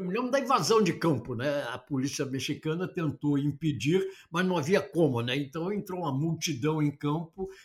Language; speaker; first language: Portuguese; native; Portuguese